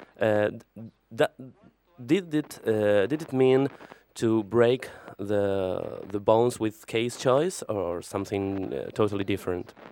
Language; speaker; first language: English; non-native, fluent; Spanish